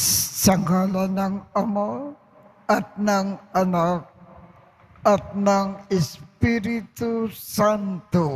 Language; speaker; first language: Filipino; native; Filipino